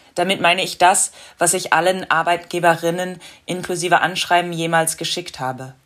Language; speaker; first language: German; non-native, fluent; English